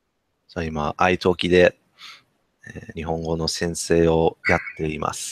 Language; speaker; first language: Japanese; non-native, learner; English